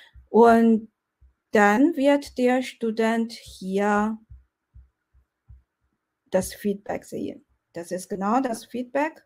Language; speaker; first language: German; non-native, fluent; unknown